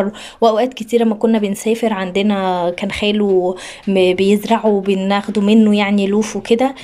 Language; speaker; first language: Arabic; native; Arabic